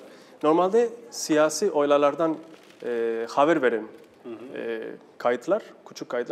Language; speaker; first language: Turkish; non-native, fluent; Spanish